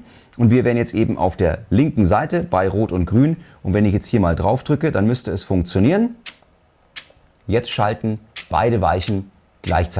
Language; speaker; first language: German; native; German